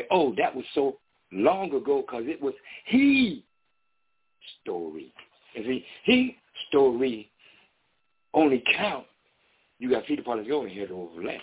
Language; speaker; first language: English; native; English